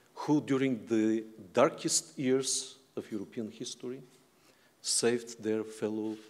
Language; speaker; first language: English; non-native, fluent; Bulgarian